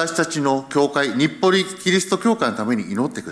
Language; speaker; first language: Japanese; early bilingual, heritage; Japanese